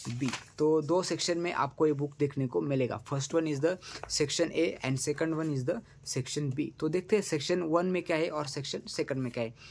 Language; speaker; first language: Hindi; non-native, local second language; Marathi